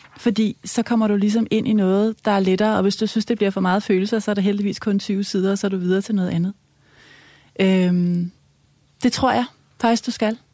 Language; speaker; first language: Danish; native; Danish